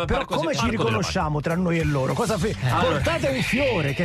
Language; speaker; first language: Italian; native; Italian